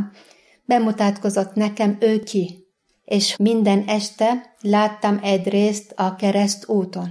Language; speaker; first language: Hungarian; non-native, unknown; Arabic